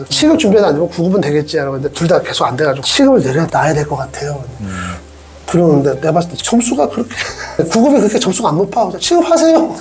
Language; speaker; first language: Korean; native; Korean